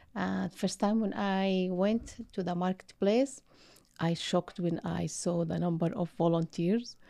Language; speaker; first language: English; non-native, learner; Arabic